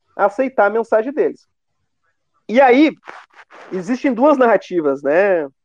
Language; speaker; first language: Portuguese; native; Portuguese